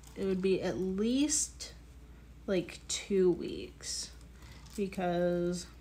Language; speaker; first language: English; native; English